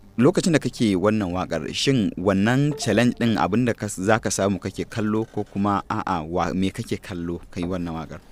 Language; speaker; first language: Hausa; native; Hausa